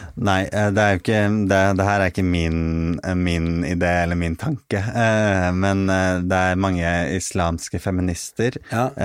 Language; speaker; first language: Norwegian; early bilingual, other home language; Arabic